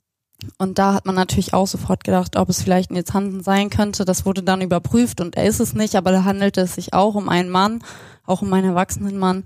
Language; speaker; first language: German; native; German